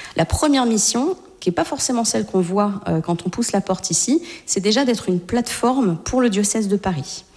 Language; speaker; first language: French; native; French